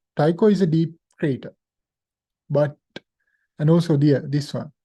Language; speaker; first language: English; non-native, local second language; Sinhala